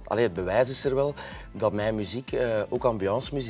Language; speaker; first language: Dutch; native; Dutch